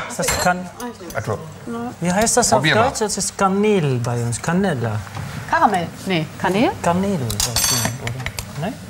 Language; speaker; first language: German; non-native, fluent; Dutch